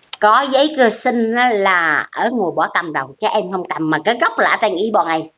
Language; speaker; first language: Vietnamese; native; Vietnamese